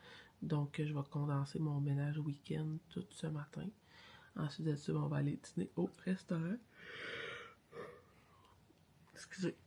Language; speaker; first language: French; native; French